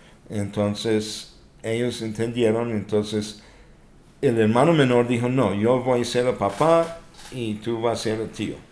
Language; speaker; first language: Spanish; non-native, fluent; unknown